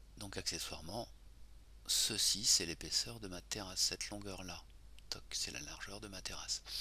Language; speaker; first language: French; native; French